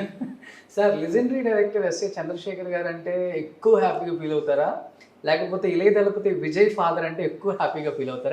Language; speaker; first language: Telugu; native; Telugu